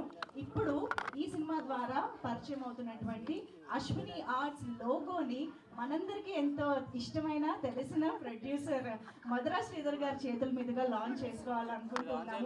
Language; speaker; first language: Telugu; native; Telugu